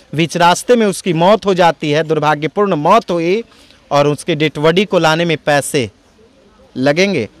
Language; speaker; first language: Hindi; native; Hindi